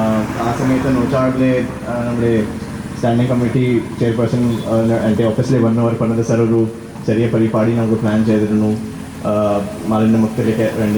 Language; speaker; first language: Malayalam; non-native, fluent; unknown